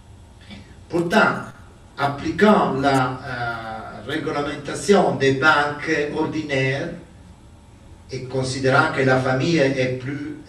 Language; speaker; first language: French; non-native, learner; Italian